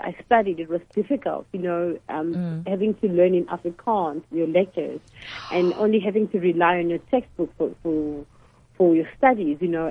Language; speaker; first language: English; non-native, local second language; Zulu